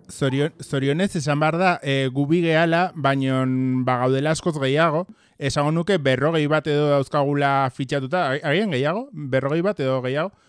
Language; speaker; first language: Basque; native; Basque